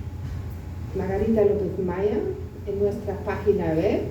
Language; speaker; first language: Spanish; non-native, fluent; German